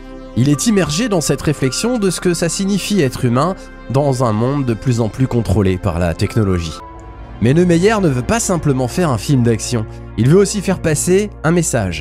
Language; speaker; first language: French; native; French